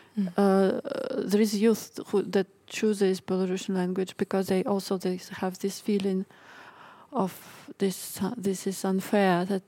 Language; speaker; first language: English; non-native, fluent; Russian